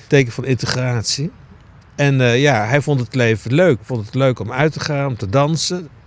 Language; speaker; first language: Dutch; early bilingual, other home language; Greek